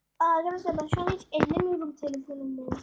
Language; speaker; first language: Turkish; early bilingual, heritage; Turkish